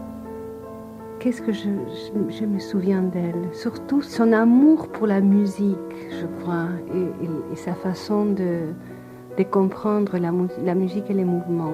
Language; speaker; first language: French; non-native, fluent; Spanish